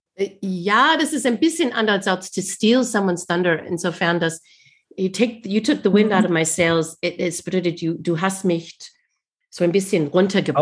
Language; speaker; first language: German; non-native, fluent; English